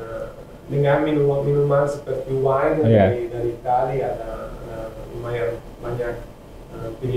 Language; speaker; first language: Indonesian; non-native, fluent; Italian